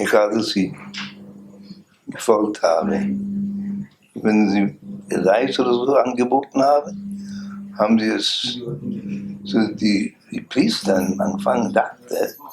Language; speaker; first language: German; non-native, learner; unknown